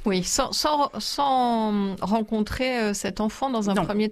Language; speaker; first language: French; native; French